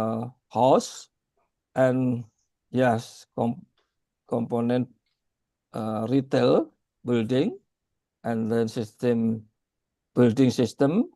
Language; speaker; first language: English; non-native, learner; Indonesian